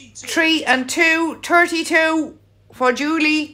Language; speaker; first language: English; native; English